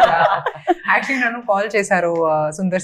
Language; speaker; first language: Telugu; non-native, local second language; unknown